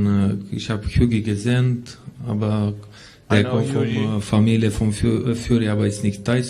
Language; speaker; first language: German; non-native, learner; Romanian